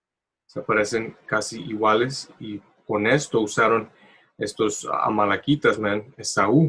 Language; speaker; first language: Spanish; early bilingual, heritage; Spanish